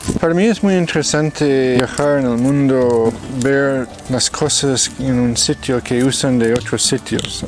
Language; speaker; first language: Spanish; non-native, fluent; English